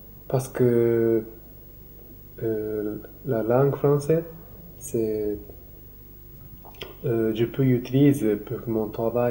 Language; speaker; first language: French; non-native, learner; Japanese